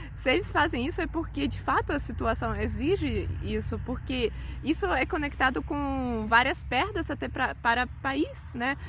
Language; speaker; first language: Portuguese; non-native, fluent; Polish